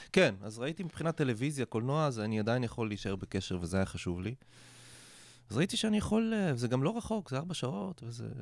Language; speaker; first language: Hebrew; non-native, local second language; Arabic